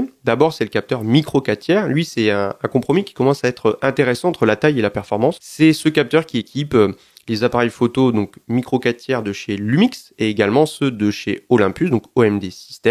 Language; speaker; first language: French; native; French